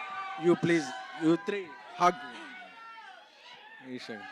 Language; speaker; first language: Telugu; native; Telugu